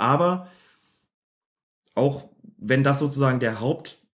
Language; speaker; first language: German; native; German